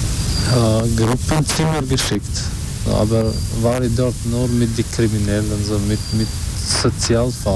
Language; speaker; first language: German; non-native, learner; Albanian